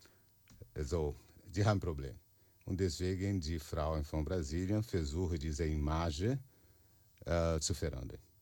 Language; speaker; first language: German; non-native, learner; Portuguese